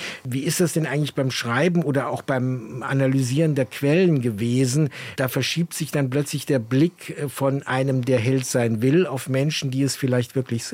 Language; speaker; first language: German; native; German